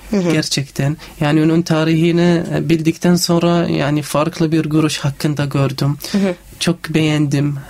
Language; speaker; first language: Turkish; non-native, learner; Arabic